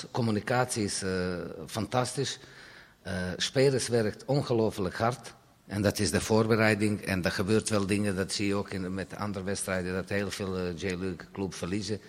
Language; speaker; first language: Dutch; non-native, fluent; Serbian